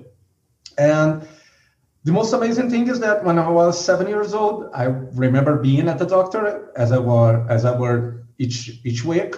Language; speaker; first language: English; non-native, fluent; Portuguese